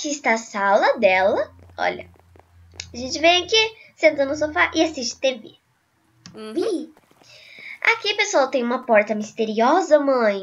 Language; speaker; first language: Portuguese; native; Portuguese